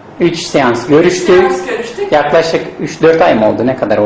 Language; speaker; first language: Turkish; native; Turkish